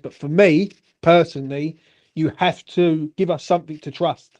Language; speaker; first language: English; native; English